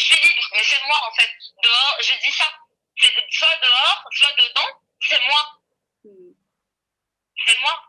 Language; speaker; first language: French; non-native, local second language; Arabic